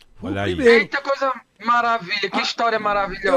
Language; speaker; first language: Portuguese; native; Portuguese